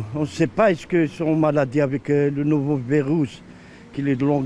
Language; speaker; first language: French; non-native, local second language; Arabic